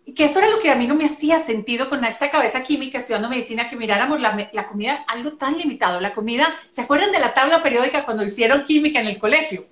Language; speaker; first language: Spanish; native; Spanish